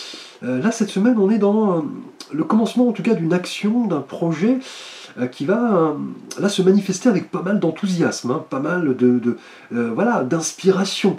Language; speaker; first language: French; native; French